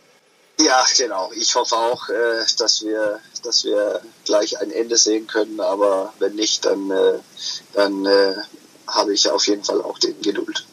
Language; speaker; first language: German; non-native, fluent; Danish